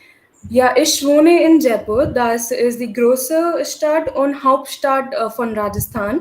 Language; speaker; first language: German; non-native, learner; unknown